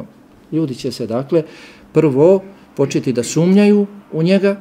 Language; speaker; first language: Serbian; native; Serbian